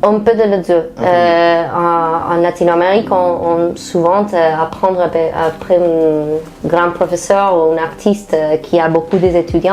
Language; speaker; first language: French; non-native, fluent; Spanish